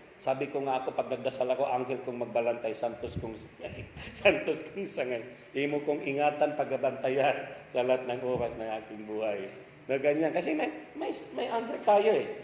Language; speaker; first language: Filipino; non-native, local second language; Cebuano